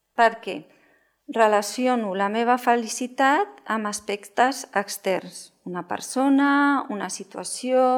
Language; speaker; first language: Catalan; non-native, local second language; Spanish